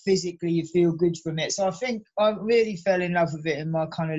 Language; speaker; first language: English; native; English